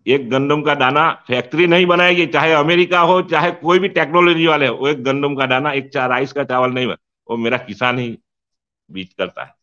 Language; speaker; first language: Hindi; non-native, local second language; Gujarati